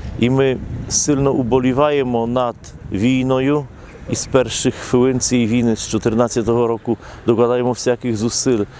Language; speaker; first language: Polish; non-native, local second language; Ukrainian